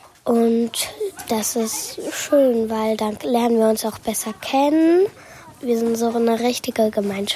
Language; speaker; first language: German; early bilingual, other home language; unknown